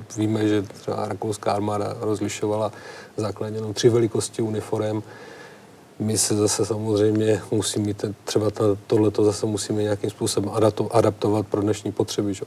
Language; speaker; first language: Czech; native; Czech